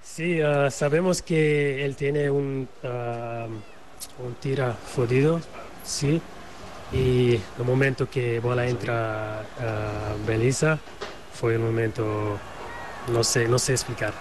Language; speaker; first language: Spanish; non-native, learner; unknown